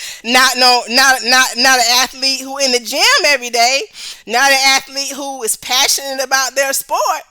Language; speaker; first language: English; native; English